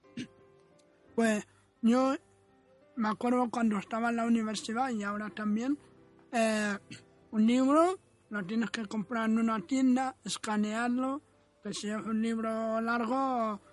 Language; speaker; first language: Spanish; non-native, fluent; Arabic